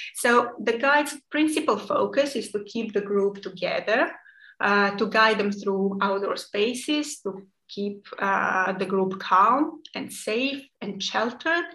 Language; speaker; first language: English; non-native, fluent; Serbian